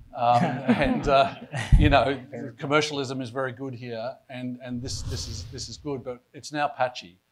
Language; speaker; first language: English; native; English